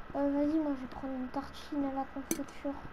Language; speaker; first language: French; native; French